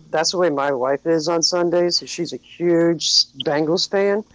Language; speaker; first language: English; native; English